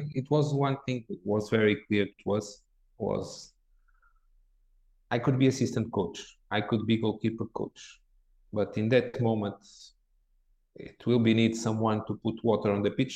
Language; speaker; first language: English; non-native, fluent; Portuguese